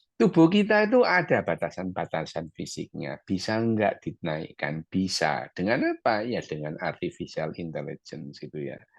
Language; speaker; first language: Indonesian; early bilingual, other home language; Arabic